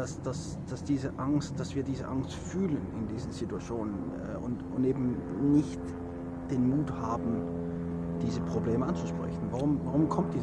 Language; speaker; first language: German; non-native, fluent; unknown